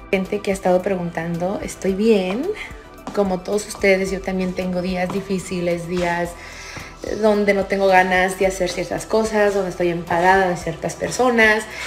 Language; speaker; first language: Spanish; early bilingual, other home language; English